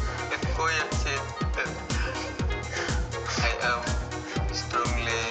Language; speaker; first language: English; non-native, learner; Filipino